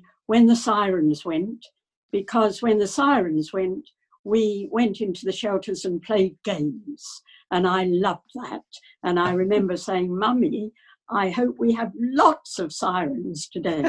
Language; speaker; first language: English; native; English